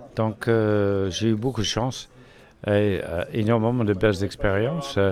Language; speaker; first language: French; non-native, fluent; English